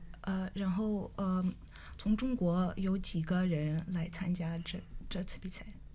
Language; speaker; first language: Chinese; non-native, fluent; Russian